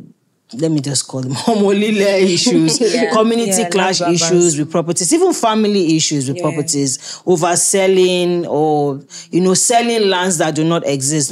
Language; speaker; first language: English; native; English